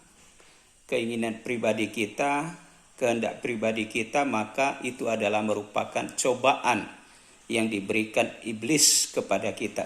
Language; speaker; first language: Indonesian; native; Indonesian